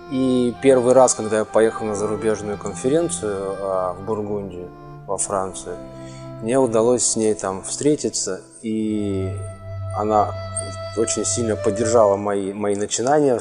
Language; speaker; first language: Russian; native; Russian